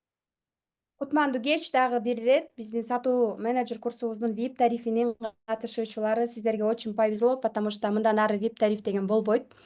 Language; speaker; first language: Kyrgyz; native; Kyrgyz